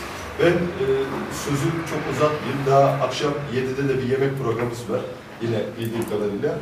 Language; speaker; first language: Turkish; native; Turkish